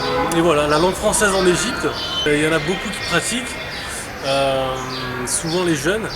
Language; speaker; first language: French; native; French